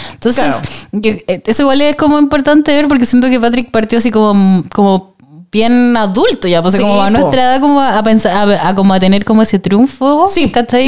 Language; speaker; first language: Spanish; native; Spanish